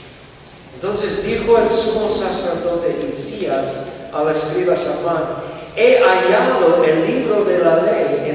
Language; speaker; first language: Spanish; non-native, fluent; English